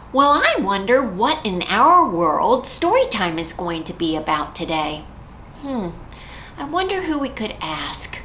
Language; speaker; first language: English; native; English